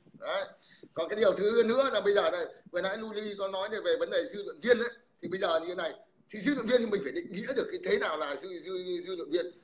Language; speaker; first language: Vietnamese; native; Vietnamese